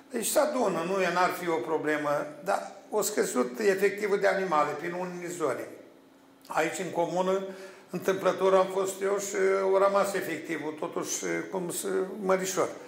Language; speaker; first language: Romanian; native; Romanian